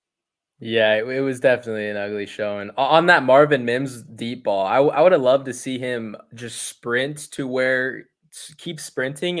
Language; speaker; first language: English; native; English